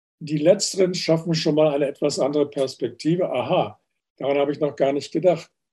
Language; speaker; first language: German; native; German